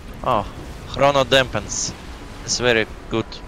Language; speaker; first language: English; non-native, learner; Russian